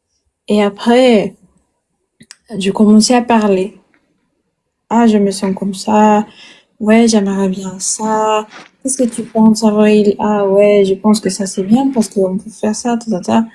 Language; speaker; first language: French; non-native, learner; Spanish